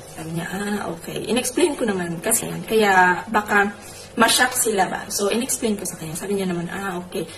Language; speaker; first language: Filipino; non-native, local second language; Cebuano